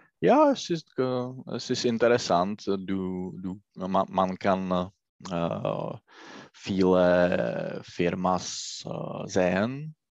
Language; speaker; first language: German; non-native, learner; Czech